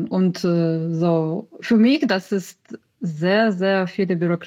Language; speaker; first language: German; non-native, learner; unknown